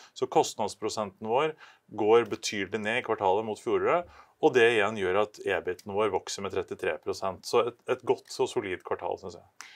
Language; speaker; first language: Norwegian; native; Norwegian